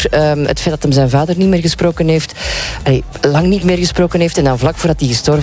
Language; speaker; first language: Dutch; native; Dutch